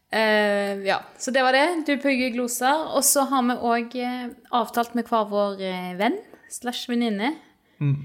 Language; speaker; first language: Norwegian; native; Norwegian